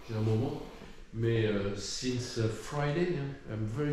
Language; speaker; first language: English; non-native, learner; French